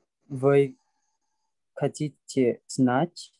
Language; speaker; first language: Russian; non-native, learner; Indonesian